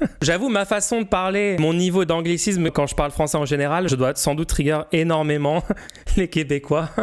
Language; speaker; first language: French; native; French